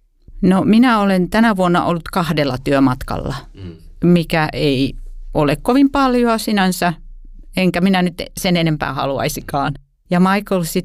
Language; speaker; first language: Finnish; native; Finnish